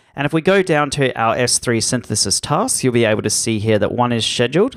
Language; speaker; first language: English; native; English